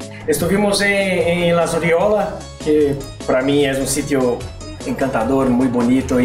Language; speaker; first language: Spanish; non-native, learner; Portuguese